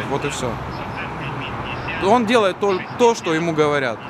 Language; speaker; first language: Russian; native; Russian